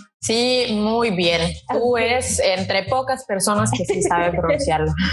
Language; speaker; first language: Spanish; non-native, fluent; Serbian